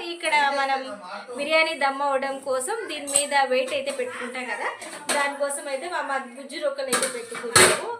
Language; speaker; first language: Telugu; non-native, local second language; Urdu